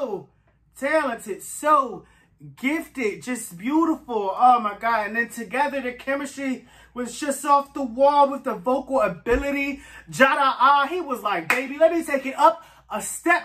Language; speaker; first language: English; native; English